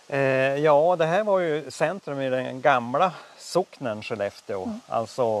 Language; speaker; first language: Swedish; native; Swedish